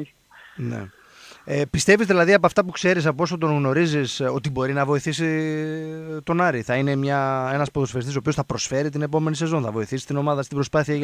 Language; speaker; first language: Greek; native; Greek